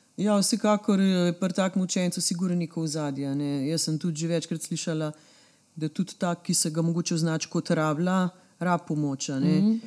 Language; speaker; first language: Slovenian; native; Slovenian